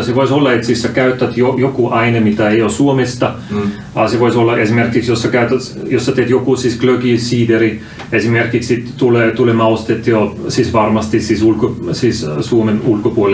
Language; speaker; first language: Finnish; non-native, fluent; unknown